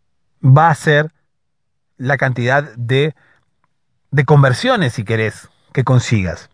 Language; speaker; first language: Spanish; native; Spanish